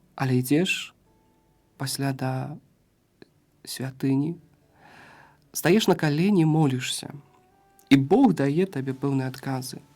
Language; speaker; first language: Belarusian; native; Belarusian